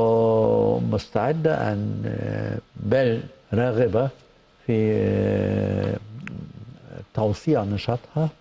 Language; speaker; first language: Arabic; non-native, fluent; German